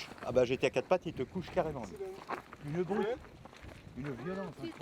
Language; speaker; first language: French; native; French